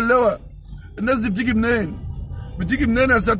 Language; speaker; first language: Arabic; native; Arabic